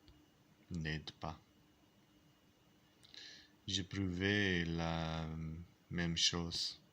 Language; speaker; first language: French; non-native, learner; English